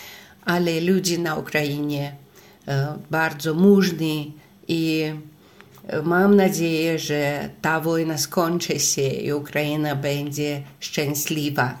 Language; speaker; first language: Polish; non-native, learner; Russian